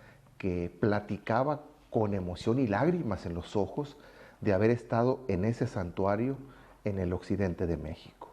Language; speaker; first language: Spanish; native; Spanish